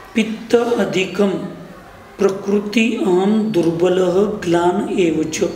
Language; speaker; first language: Hindi; non-native, local second language; Marathi